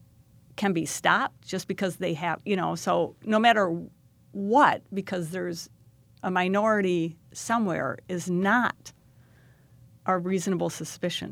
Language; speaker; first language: English; native; English